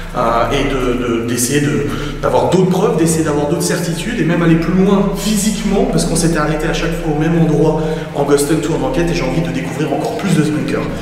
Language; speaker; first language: French; native; French